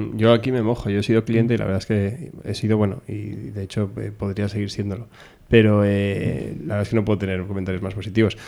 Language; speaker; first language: Spanish; native; Spanish